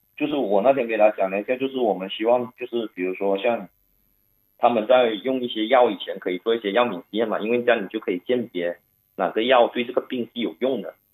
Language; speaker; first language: Chinese; non-native, local second language; Cantonese